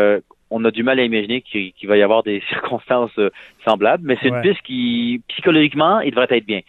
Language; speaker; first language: French; native; French